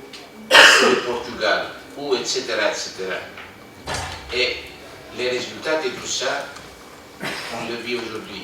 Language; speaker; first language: French; non-native, fluent; Greek